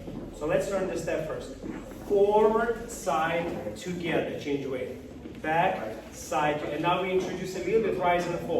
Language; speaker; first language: English; non-native, fluent; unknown